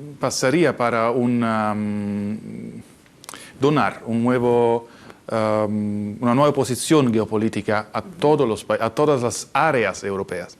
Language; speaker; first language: Spanish; non-native, fluent; Italian